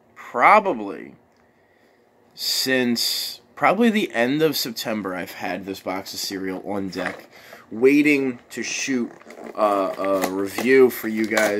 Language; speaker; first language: English; native; English